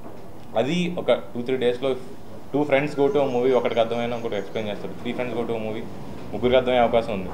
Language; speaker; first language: Telugu; native; Telugu